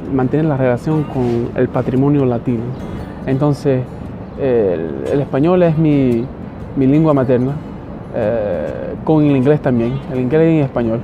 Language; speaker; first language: Spanish; early bilingual, heritage; Spanish